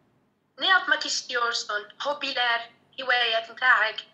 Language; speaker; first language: Turkish; non-native, fluent; Arabic